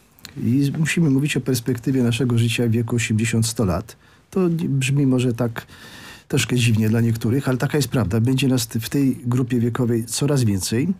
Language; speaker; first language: Polish; native; Polish